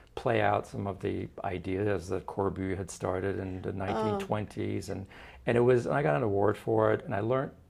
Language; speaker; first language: English; non-native, fluent; Turkish